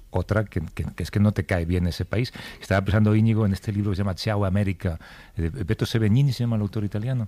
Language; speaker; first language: Spanish; native; Spanish